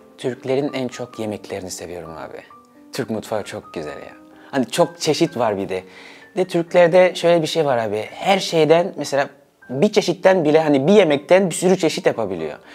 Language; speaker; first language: Turkish; early bilingual, other home language; Swahili